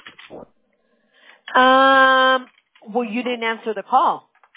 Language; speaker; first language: English; early bilingual, other home language; Spanish